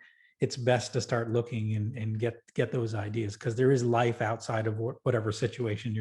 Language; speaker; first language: English; native; English